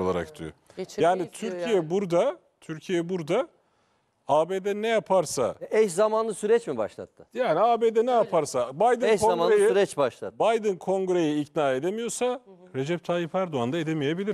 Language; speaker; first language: Turkish; native; Turkish